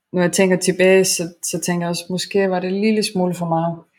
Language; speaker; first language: Danish; non-native, fluent; Estonian